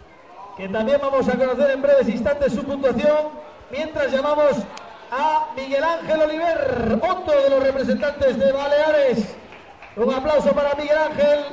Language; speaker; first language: Spanish; native; Spanish